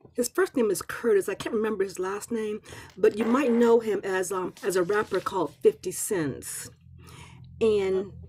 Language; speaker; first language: English; native; English